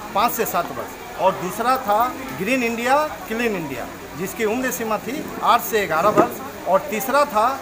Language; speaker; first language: Hindi; native; Hindi